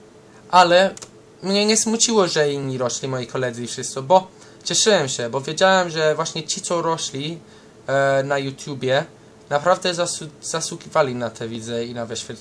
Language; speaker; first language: Polish; early bilingual, heritage; English